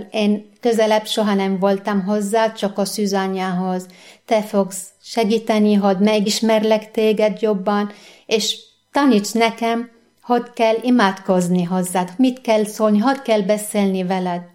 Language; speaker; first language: Hungarian; non-native, fluent; Arabic